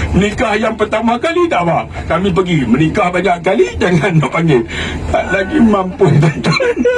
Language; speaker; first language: Malay; native; Malay